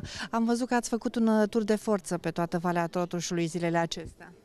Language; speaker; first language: Romanian; native; Romanian